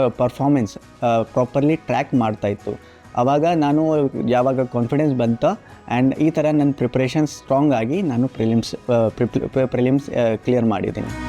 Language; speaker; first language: Kannada; non-native, local second language; Urdu